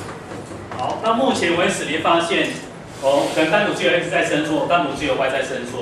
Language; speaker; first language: Chinese; native; Chinese